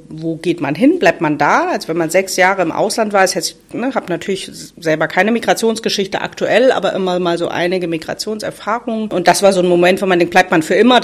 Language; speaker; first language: German; native; German